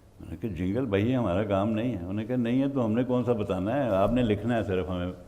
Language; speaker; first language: Urdu; native; Urdu